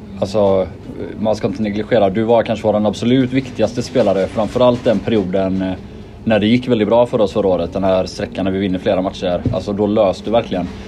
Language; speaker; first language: Swedish; native; Swedish